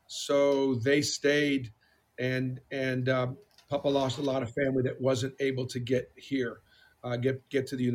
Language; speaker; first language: English; native; English